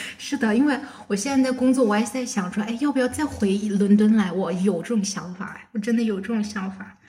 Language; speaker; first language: Chinese; non-native, local second language; Kazakh